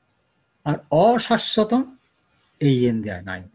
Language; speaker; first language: Japanese; non-native, learner; Bangla